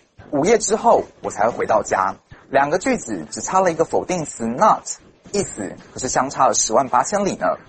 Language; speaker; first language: Chinese; native; Chinese